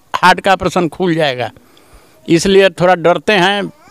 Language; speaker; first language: Hindi; native; Hindi